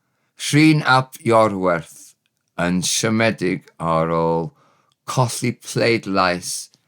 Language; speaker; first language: Welsh; non-native, learner; English